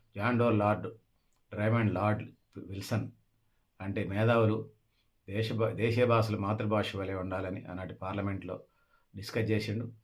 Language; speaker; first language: Telugu; native; Telugu